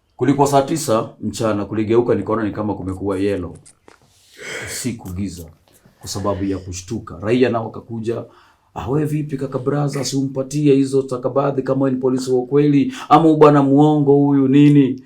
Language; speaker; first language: Swahili; native; Swahili